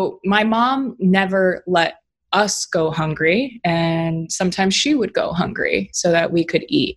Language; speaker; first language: English; native; English